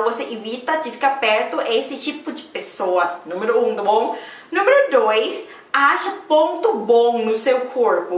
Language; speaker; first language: Portuguese; non-native, learner; Thai